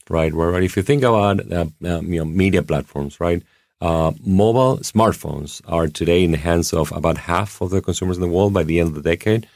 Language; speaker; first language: English; non-native, fluent; Spanish